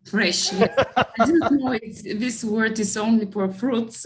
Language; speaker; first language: English; non-native, learner; Bulgarian